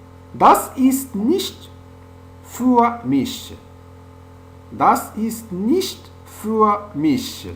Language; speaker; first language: German; non-native, fluent; French